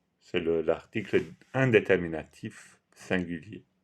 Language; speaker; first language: French; non-native, fluent; Italian